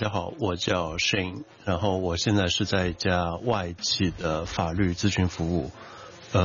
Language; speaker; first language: Chinese; native; Chinese